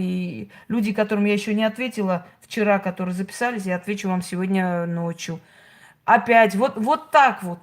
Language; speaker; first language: Russian; native; Russian